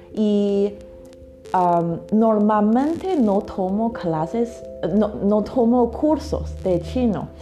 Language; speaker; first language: Spanish; non-native, fluent; Chinese